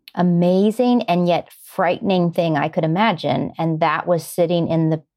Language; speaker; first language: English; native; English